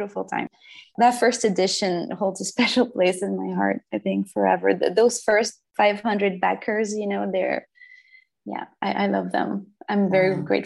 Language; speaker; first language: English; non-native, fluent; French